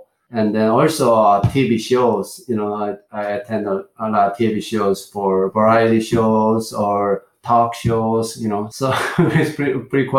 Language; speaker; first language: English; non-native, learner; Korean